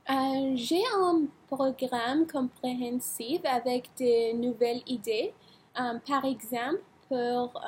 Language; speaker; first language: French; non-native, learner; English